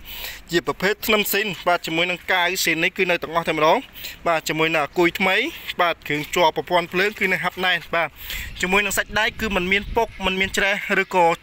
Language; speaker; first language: Khmer; native; Khmer